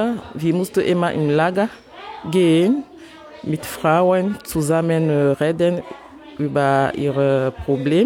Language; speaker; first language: German; non-native, learner; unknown